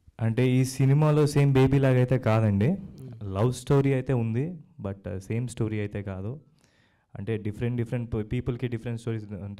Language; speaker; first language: Telugu; native; Telugu